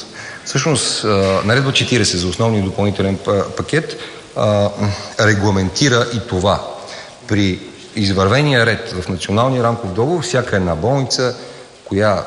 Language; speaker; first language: Bulgarian; native; Bulgarian